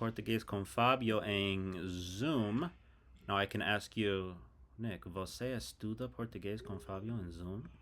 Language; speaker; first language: Portuguese; non-native, fluent; English